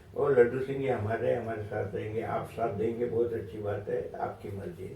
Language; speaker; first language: Hindi; non-native, local second language; Marathi